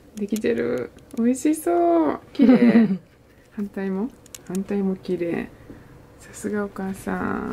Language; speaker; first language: Japanese; early bilingual, heritage; Japanese